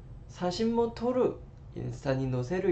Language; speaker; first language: Japanese; non-native, learner; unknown